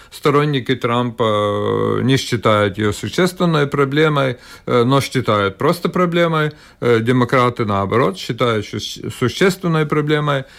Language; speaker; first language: Russian; non-native, local second language; Latvian